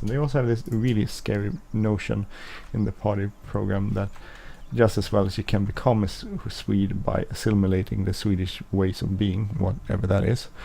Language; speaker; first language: English; non-native, fluent; Swedish